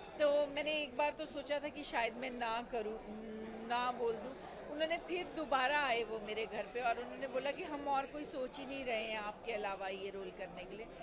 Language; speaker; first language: Hindi; non-native, local second language; Punjabi